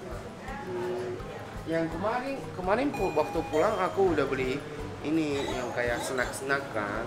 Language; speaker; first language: Indonesian; non-native, fluent; Japanese